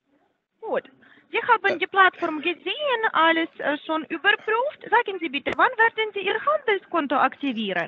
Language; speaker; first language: German; non-native, learner; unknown